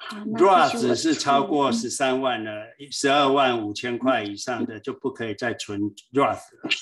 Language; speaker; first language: Chinese; native; Chinese